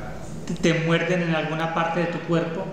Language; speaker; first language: Spanish; native; Spanish